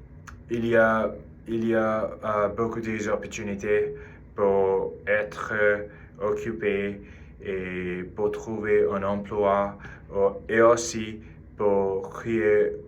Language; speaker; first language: French; non-native, learner; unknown